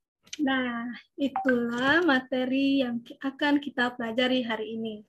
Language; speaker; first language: Indonesian; native; Indonesian